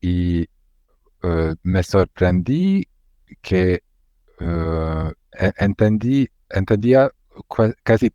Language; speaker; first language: Spanish; non-native, learner; Hungarian